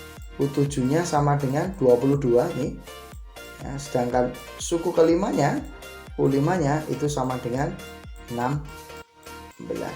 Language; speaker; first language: Indonesian; native; Indonesian